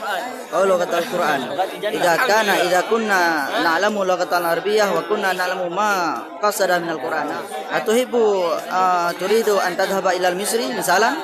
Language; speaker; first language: Arabic; non-native, learner; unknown